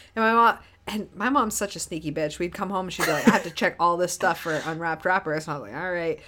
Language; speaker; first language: English; native; English